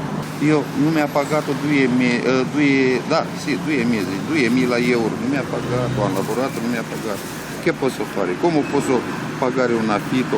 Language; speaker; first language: Italian; non-native, learner; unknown